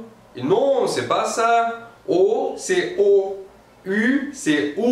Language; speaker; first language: French; non-native, fluent; Portuguese